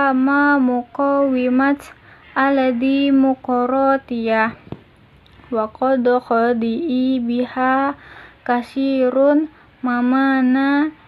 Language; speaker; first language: Arabic; non-native, learner; Indonesian